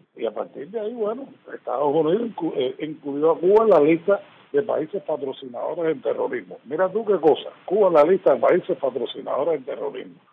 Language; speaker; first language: Spanish; native; Spanish